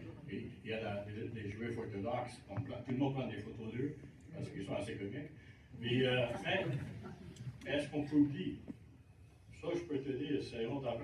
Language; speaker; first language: French; non-native, local second language; English